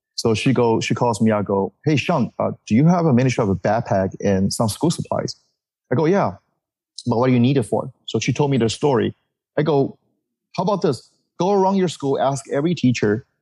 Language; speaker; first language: English; early bilingual, other home language; Chinese